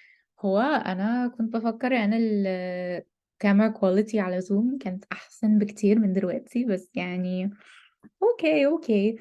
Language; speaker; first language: Arabic; non-native, learner; English